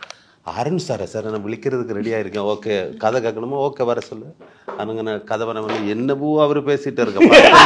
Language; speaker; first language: Tamil; non-native, learner; Malayalam